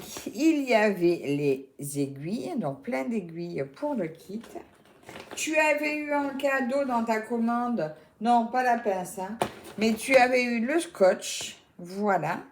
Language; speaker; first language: French; native; French